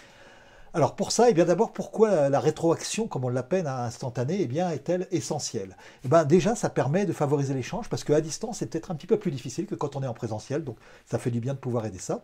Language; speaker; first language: French; native; French